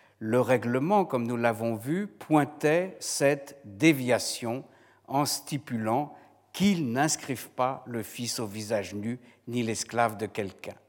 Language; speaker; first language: French; native; French